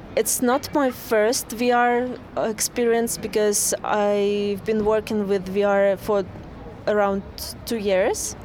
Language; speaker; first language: English; non-native, fluent; Russian